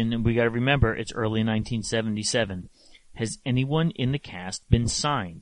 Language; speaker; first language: English; native; English